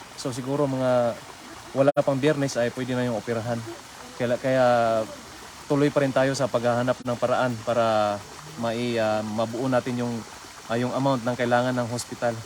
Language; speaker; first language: Filipino; non-native, local second language; Cebuano